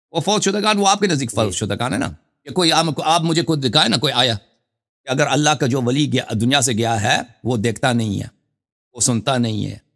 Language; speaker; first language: Urdu; non-native, fluent; Persian